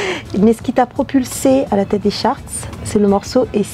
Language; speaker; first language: French; native; French